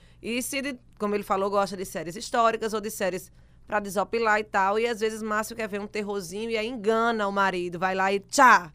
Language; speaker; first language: Portuguese; native; Portuguese